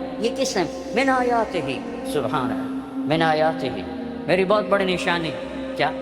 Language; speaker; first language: Urdu; non-native, local second language; Punjabi